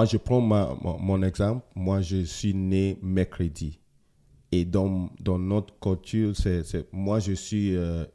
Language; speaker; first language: French; non-native, fluent; Ewe